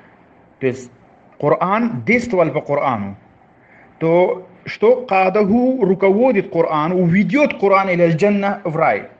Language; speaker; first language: Russian; non-native, fluent; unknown